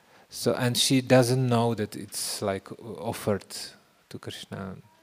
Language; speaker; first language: English; non-native, fluent; Czech